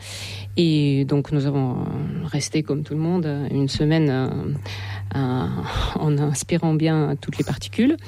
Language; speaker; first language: French; non-native, fluent; Russian